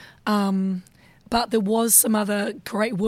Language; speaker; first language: English; native; English